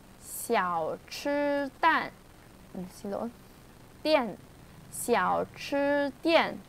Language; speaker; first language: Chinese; non-native, fluent; Vietnamese